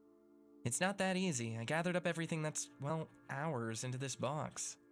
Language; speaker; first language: English; native; English